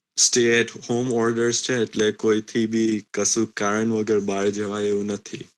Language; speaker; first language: Gujarati; early bilingual, heritage; Gujarati